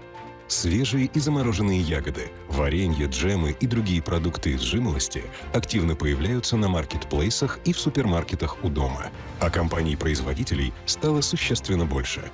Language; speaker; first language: Russian; native; Russian